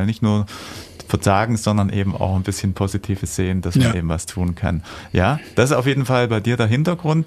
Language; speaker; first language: German; native; German